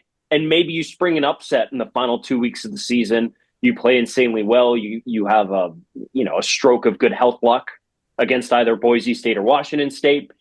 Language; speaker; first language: English; native; English